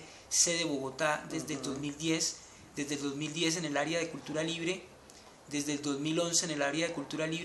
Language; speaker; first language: Spanish; native; Spanish